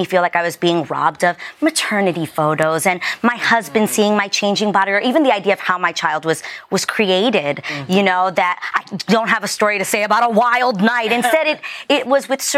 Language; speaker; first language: English; native; English